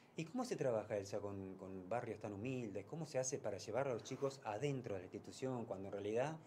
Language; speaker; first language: Spanish; native; Spanish